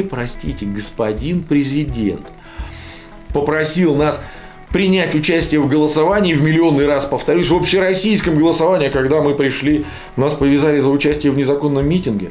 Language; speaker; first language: Russian; native; Russian